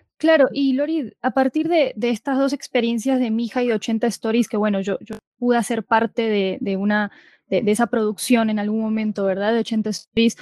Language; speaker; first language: Spanish; native; Spanish